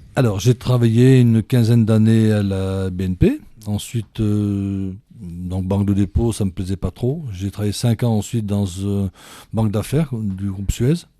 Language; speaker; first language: French; native; French